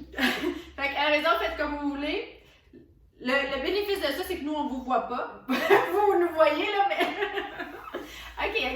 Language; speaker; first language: French; native; French